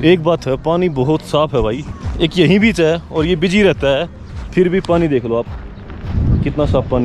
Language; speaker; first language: Hindi; native; Hindi